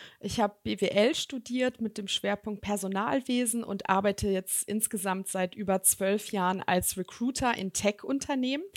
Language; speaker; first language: German; early bilingual, other home language; Serbian